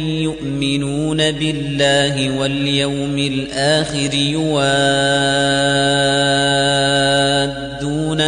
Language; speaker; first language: Arabic; native; Arabic